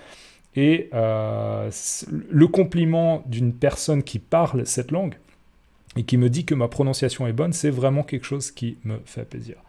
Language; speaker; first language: French; native; French